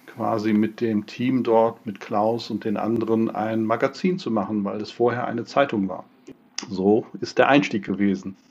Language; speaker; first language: German; non-native, fluent; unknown